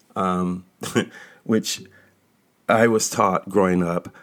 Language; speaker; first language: English; native; English